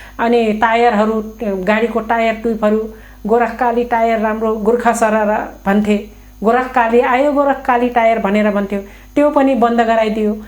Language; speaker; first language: Nepali; non-native, local second language; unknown